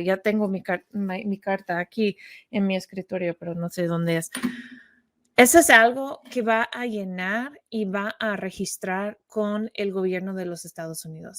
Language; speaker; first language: Spanish; non-native, learner; English